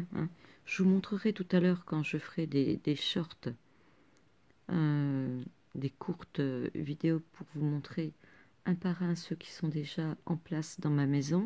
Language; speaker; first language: French; native; French